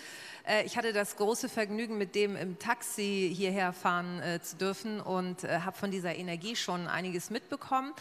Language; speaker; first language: German; native; German